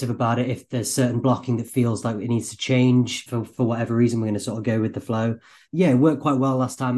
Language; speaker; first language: English; native; English